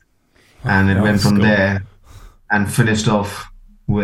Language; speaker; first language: English; non-native, local second language; Konkani